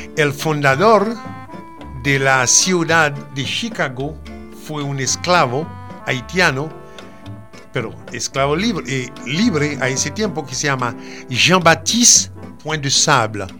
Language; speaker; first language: Spanish; non-native, fluent; Haitian Creole